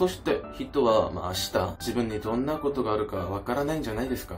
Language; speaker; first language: Japanese; non-native, fluent; Korean